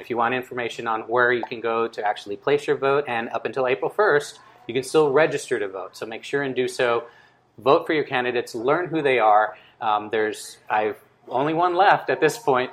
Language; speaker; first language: English; early bilingual, other home language; Spanish